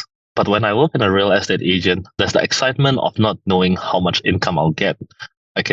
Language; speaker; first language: English; early bilingual, other home language; Indonesian